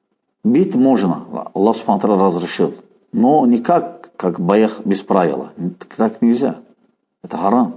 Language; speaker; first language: Russian; non-native, fluent; Azerbaijani